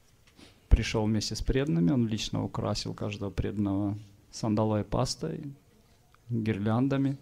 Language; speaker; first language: Russian; native; Russian